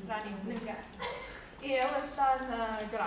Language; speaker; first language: Portuguese; non-native, learner; English